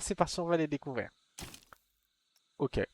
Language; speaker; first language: French; native; French